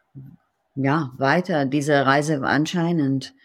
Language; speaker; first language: German; non-native, fluent; Hebrew